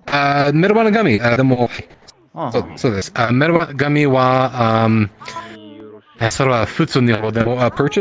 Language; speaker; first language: Japanese; non-native, learner; Spanish